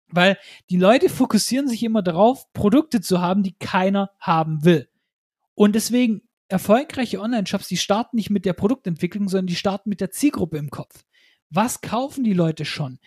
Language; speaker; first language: German; native; German